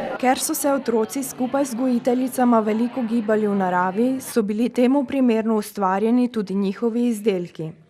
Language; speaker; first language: Slovenian; native; Slovenian